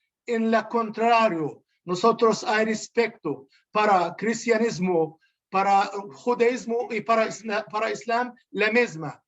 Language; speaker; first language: Spanish; non-native, learner; Arabic